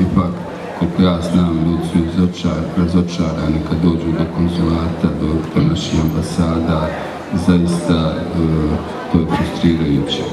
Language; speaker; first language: Bosnian; native; Bosnian